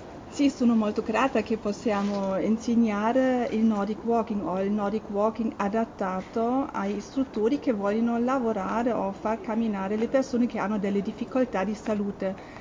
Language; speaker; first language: Italian; non-native, fluent; German